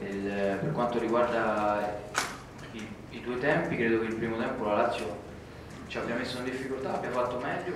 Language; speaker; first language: Italian; native; Italian